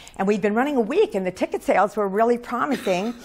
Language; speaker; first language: English; native; English